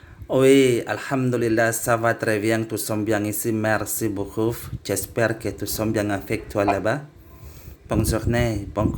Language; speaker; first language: French; non-native, learner; Indonesian